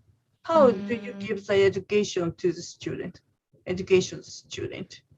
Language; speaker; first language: English; non-native, learner; Japanese